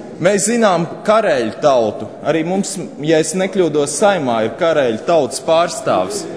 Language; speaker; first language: Latvian; native; Latvian